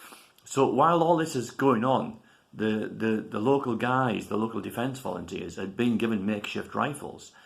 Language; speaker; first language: English; native; English